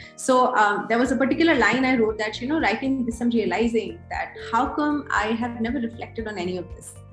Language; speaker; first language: English; non-native, local second language; Hindi